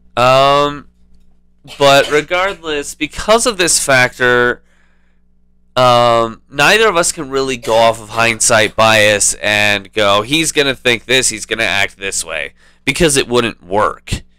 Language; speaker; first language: English; native; English